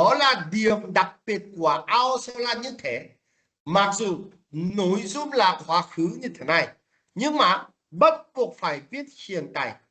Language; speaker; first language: Vietnamese; non-native, fluent; Korean